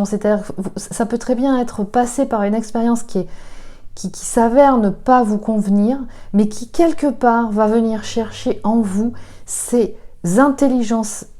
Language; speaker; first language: French; native; French